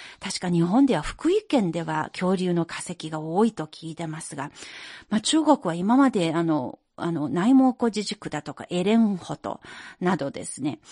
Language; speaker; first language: Japanese; non-native, fluent; Chinese